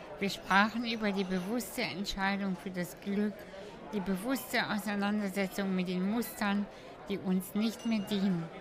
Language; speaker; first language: German; early bilingual, other home language; Russian